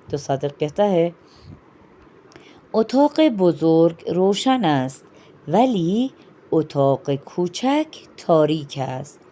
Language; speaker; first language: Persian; non-native, fluent; Urdu